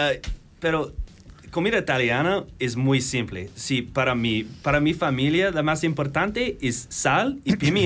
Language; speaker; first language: Spanish; non-native, learner; English